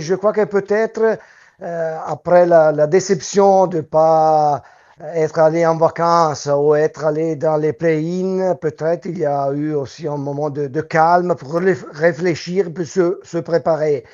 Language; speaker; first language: French; non-native, local second language; Italian